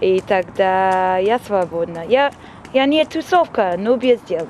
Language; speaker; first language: Russian; non-native, learner; English